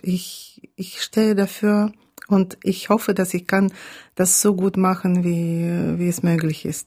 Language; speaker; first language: German; non-native, fluent; Russian